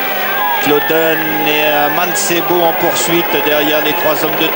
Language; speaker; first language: French; native; French